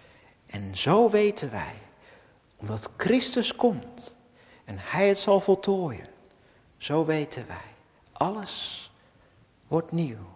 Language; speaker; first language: Dutch; native; Dutch